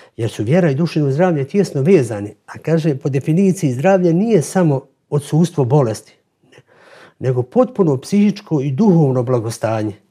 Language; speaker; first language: Bosnian; native; Bosnian